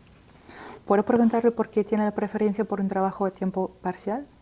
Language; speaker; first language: Spanish; non-native, fluent; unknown